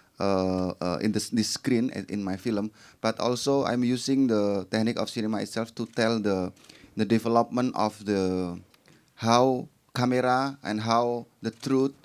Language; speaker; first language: English; non-native, fluent; Indonesian